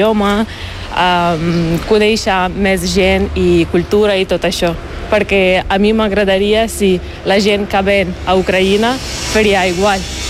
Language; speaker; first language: Catalan; non-native, learner; Ukrainian